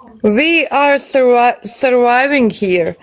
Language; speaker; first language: English; non-native, learner; Bosnian